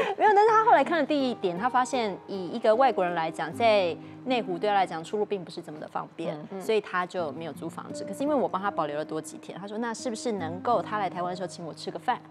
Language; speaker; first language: Chinese; native; Chinese